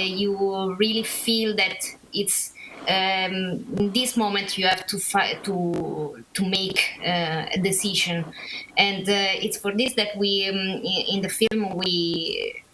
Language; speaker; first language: English; non-native, learner; Italian